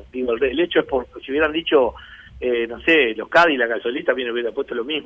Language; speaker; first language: Spanish; native; Spanish